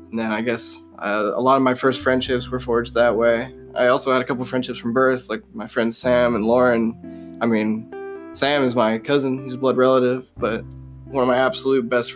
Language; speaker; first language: English; native; English